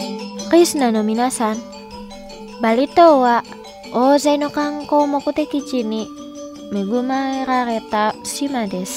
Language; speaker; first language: Japanese; non-native, fluent; Indonesian